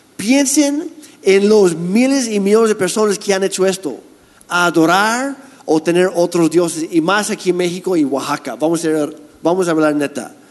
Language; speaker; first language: Spanish; non-native, fluent; English